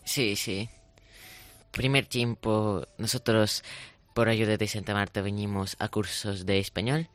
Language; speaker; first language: Spanish; non-native, learner; Ukrainian